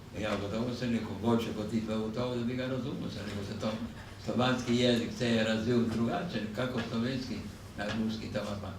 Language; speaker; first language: Slovenian; native; Slovenian